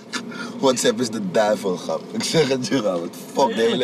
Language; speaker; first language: Dutch; native; Dutch